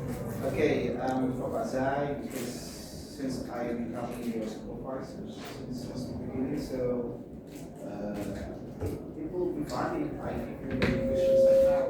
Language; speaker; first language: English; non-native, fluent; Indonesian